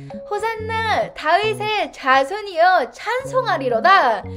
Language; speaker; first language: Korean; early bilingual, heritage; Korean